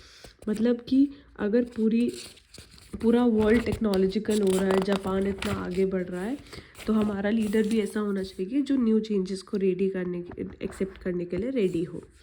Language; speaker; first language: Hindi; native; Hindi